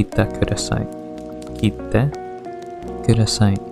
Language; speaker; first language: Japanese; non-native, learner; English